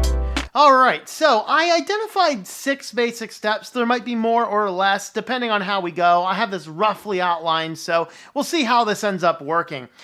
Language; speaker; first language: English; native; English